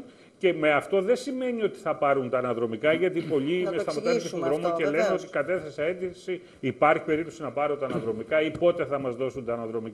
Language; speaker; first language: Greek; native; Greek